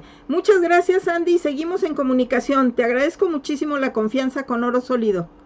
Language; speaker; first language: Spanish; native; Spanish